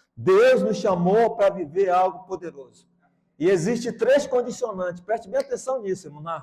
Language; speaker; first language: Portuguese; native; Portuguese